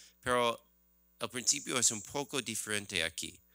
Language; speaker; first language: Spanish; non-native, learner; English